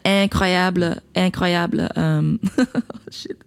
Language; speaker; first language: French; non-native, local second language; Dutch